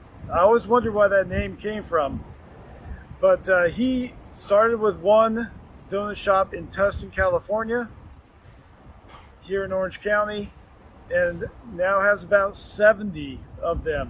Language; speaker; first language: English; native; English